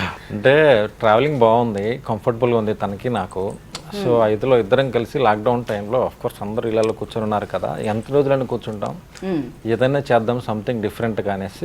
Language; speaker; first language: Telugu; native; Telugu